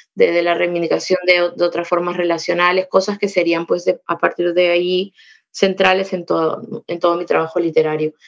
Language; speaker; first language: Spanish; native; Spanish